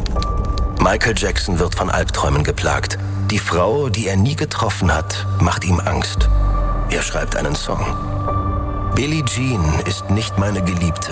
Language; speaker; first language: German; native; German